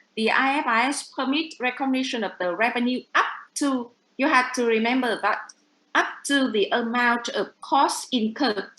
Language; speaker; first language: English; non-native, fluent; Vietnamese